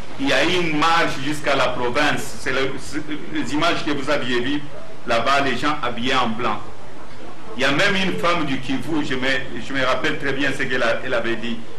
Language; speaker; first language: French; non-native, local second language; Swahili